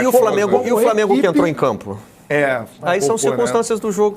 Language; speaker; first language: Portuguese; native; Portuguese